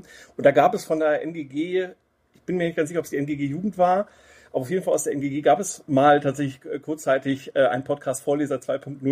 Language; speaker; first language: German; native; German